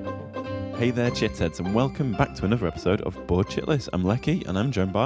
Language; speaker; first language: English; native; English